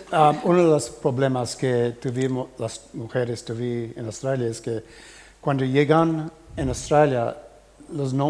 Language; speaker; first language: Spanish; early bilingual, heritage; English